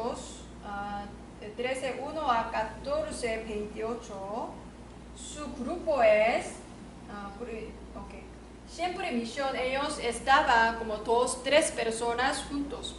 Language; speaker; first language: Spanish; non-native, learner; Korean